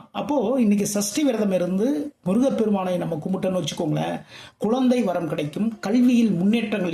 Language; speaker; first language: Tamil; native; Tamil